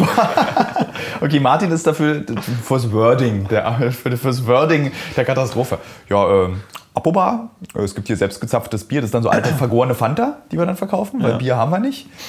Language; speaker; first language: German; native; German